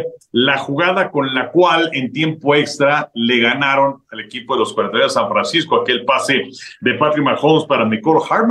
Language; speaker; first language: Spanish; native; Spanish